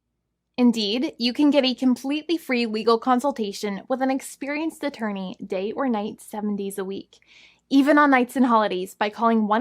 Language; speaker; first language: English; native; English